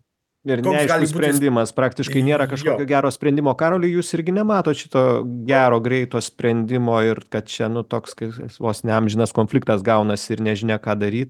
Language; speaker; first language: Lithuanian; native; Lithuanian